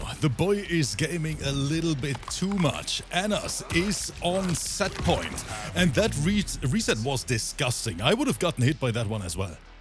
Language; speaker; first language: English; native; English